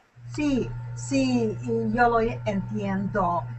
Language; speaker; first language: Spanish; non-native, learner; English